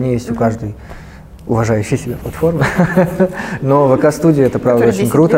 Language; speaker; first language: Russian; native; Russian